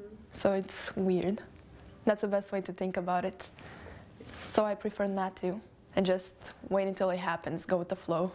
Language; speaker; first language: English; early bilingual, other home language; Romanian